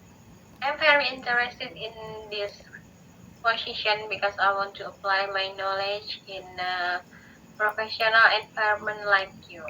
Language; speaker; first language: English; non-native, learner; Indonesian